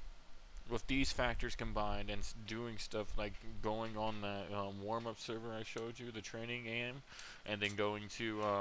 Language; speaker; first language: English; native; English